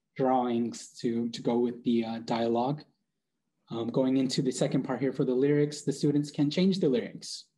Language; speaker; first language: English; native; English